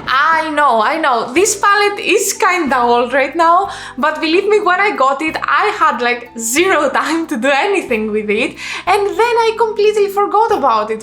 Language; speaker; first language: English; non-native, fluent; Greek